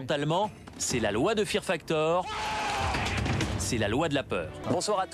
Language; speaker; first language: French; native; French